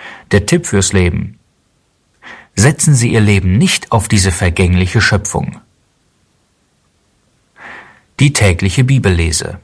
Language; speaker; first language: German; native; German